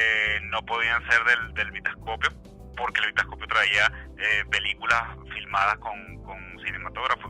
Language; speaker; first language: Spanish; native; Spanish